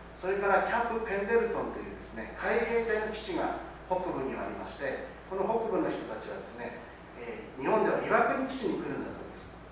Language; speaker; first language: Japanese; native; Japanese